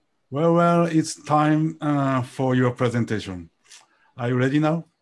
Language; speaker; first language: English; non-native, fluent; Japanese